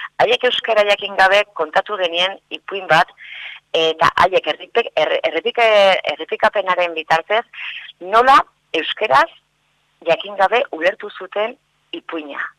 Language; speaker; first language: Basque; non-native, local second language; Spanish